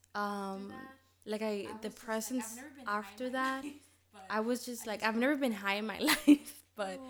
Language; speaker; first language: English; early bilingual, other home language; Spanish